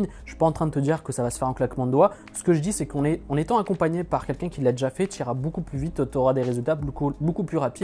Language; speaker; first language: French; native; French